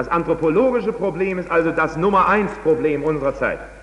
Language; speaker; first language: German; native; German